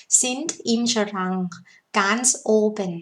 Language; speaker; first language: German; non-native, learner; Thai